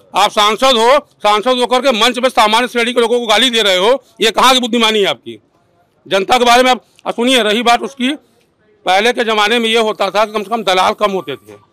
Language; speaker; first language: Hindi; native; Hindi